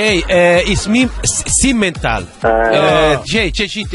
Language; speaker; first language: Turkish; non-native, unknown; Italian